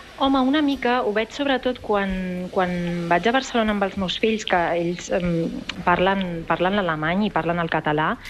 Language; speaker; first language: Catalan; native; Catalan